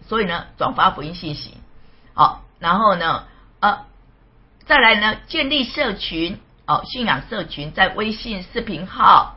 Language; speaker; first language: Chinese; native; Chinese